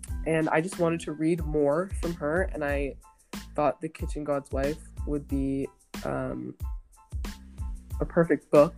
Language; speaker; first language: English; native; English